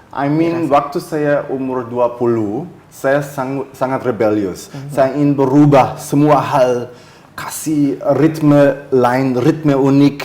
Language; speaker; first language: Indonesian; early bilingual, heritage; German